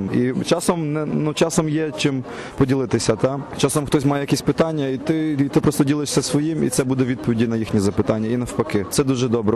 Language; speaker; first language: Ukrainian; native; Ukrainian